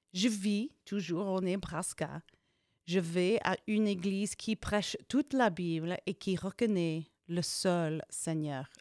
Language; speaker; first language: French; non-native, fluent; English